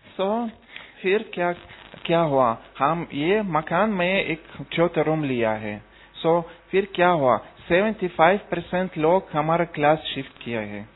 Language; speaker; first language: Hindi; non-native, learner; Russian